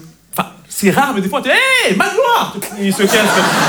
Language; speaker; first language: French; native; French